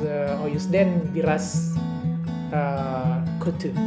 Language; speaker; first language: Turkish; non-native, learner; Indonesian